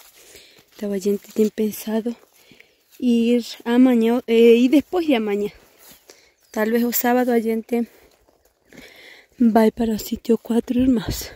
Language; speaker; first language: Spanish; non-native, learner; Portuguese